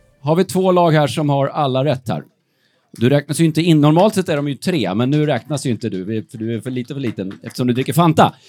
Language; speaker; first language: Swedish; native; Swedish